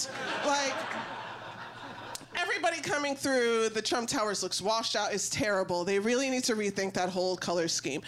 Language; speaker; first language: English; native; English